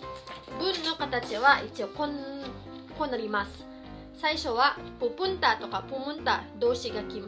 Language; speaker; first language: Japanese; non-native, fluent; Filipino